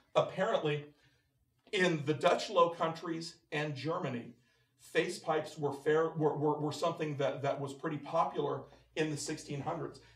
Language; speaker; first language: English; native; English